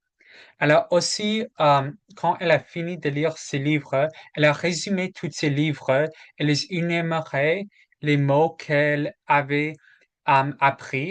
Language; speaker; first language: French; non-native, learner; English